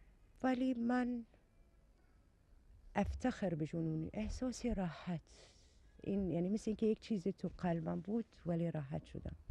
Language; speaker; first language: Persian; non-native, learner; Arabic